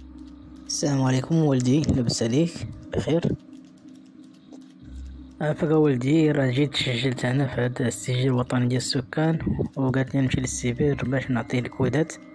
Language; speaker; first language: Arabic; native; Arabic